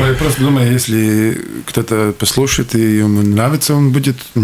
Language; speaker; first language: Russian; non-native, local second language; Latvian